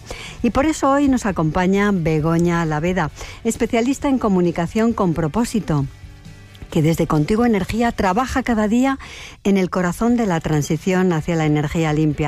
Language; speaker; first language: Spanish; native; Spanish